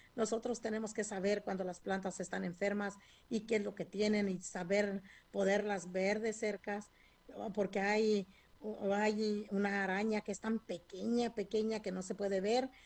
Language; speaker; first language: Spanish; native; Spanish